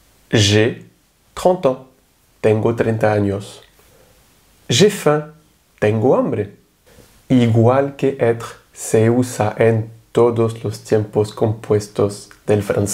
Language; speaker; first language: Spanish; non-native, fluent; French